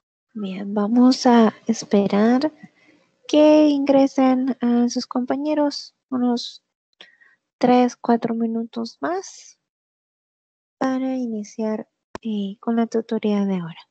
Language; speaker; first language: Spanish; native; Spanish